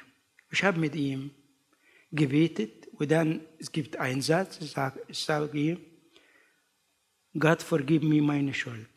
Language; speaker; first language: German; non-native, learner; Arabic